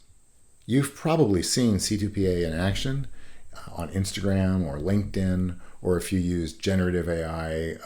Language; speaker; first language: English; native; English